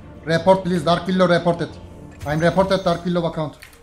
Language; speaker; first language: English; non-native, learner; Turkish